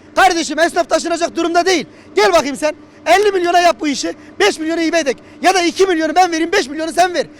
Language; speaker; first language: Turkish; native; Turkish